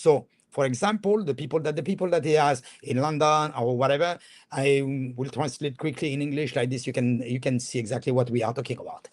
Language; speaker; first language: English; non-native, fluent; French